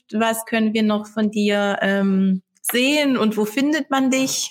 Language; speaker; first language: German; native; German